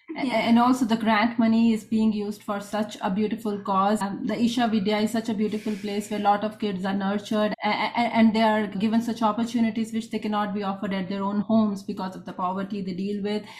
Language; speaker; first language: English; non-native, local second language; Hindi